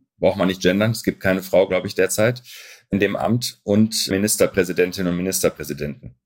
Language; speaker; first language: German; early bilingual, other home language; Arabic